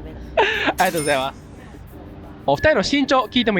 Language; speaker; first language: Japanese; native; Japanese